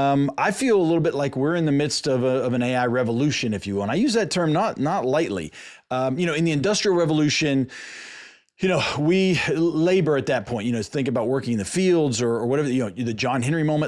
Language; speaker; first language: English; native; English